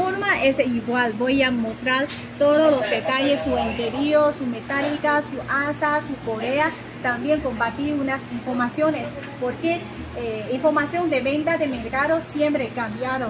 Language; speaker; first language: Spanish; non-native, learner; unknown